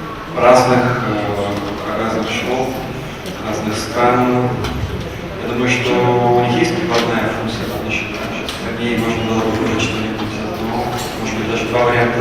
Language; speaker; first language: Russian; native; Russian